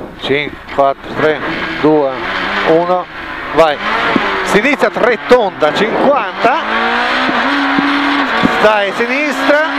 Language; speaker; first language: Italian; native; Italian